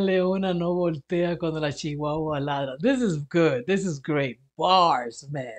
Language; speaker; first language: Spanish; early bilingual, heritage; Spanish